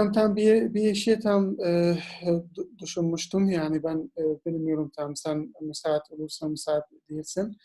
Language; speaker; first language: Turkish; non-native, learner; Arabic